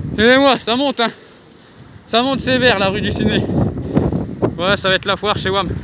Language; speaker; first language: French; native; French